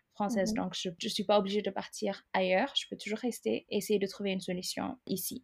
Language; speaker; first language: French; non-native, fluent; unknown